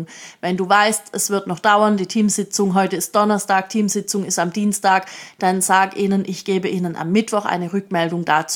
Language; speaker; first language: German; native; German